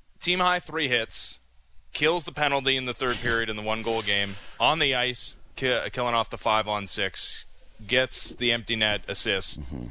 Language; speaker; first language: English; native; English